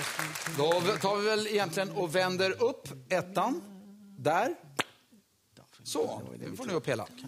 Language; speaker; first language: Swedish; native; Swedish